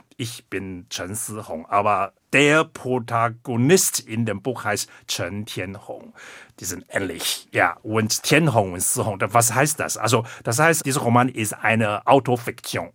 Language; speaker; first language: German; non-native, fluent; Chinese